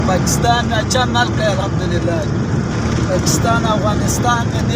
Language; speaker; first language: Hindi; non-native, learner; Pashto